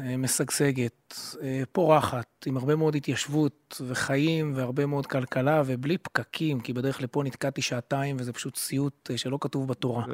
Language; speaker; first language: Hebrew; native; Hebrew